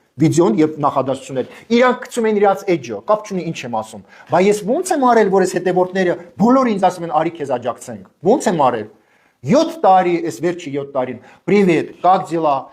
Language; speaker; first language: Armenian; native; Armenian